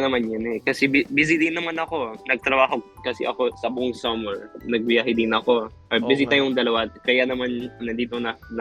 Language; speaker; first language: Filipino; non-native, fluent; Spanish